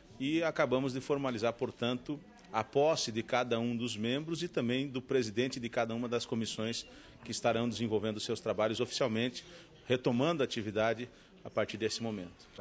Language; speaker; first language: Portuguese; native; Portuguese